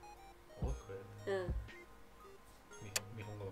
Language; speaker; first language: Japanese; non-native, learner; English